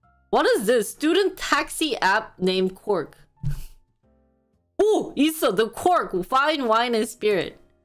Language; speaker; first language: English; early bilingual, other home language; Korean